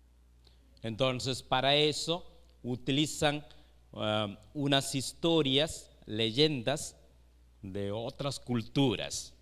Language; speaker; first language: Spanish; non-native, fluent; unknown